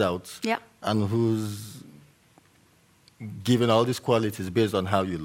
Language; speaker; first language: English; native; English